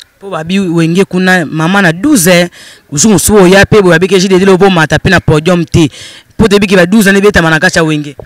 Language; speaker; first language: Lingala; native; Lingala